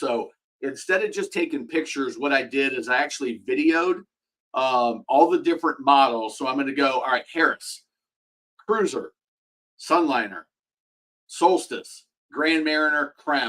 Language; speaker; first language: English; native; English